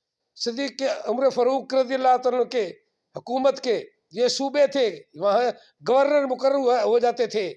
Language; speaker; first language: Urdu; non-native, local second language; Punjabi